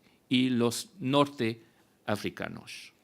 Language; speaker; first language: Spanish; non-native, fluent; French